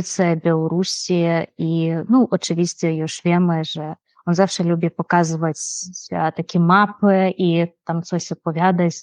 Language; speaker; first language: Polish; non-native, fluent; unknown